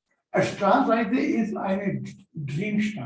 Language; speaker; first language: German; non-native, learner; Urdu